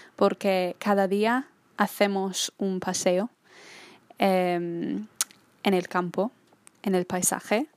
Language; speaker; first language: Spanish; non-native, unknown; English